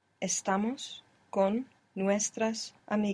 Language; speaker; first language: Spanish; non-native, learner; English